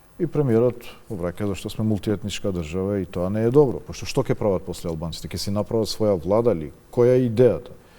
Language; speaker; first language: Macedonian; non-native, local second language; Albanian